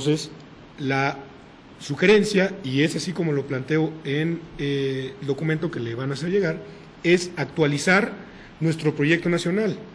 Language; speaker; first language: Spanish; native; Spanish